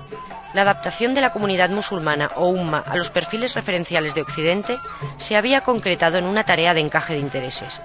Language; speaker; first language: Spanish; native; Spanish